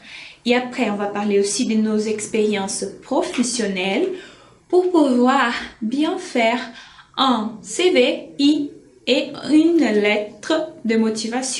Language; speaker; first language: French; non-native, fluent; Portuguese